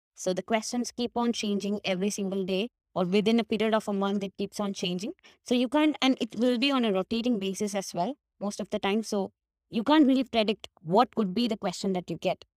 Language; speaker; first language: English; non-native, local second language; Malayalam